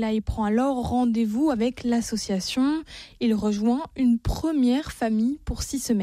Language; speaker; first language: French; native; French